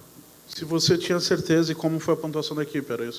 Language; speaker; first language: Portuguese; native; Portuguese